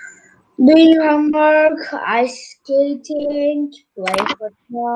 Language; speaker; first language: English; non-native, learner; Turkish